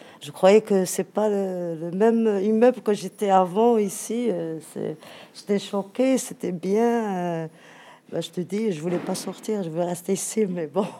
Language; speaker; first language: French; non-native, fluent; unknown